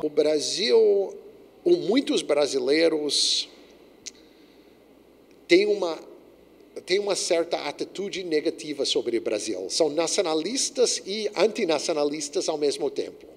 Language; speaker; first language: Portuguese; non-native, fluent; English